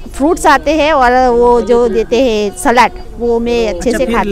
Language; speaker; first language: Hindi; non-native, local second language; Gujarati